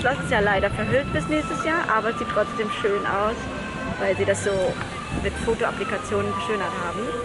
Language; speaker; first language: German; native; German